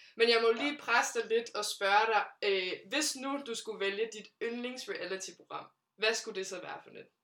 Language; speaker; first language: Danish; native; Danish